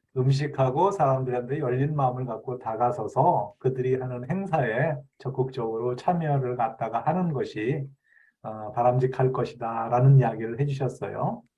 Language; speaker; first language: Korean; native; Korean